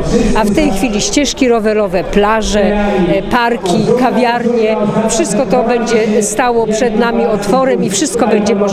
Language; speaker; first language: Polish; native; Polish